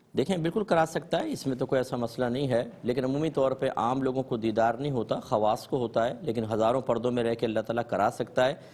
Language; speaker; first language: Urdu; native; Urdu